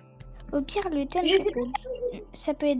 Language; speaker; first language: French; native; French